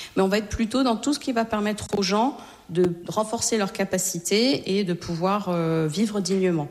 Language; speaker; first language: French; native; French